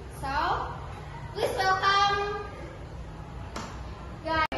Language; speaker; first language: English; non-native, learner; Indonesian